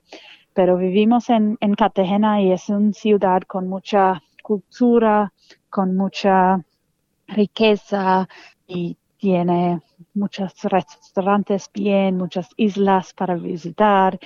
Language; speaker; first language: Spanish; non-native, fluent; English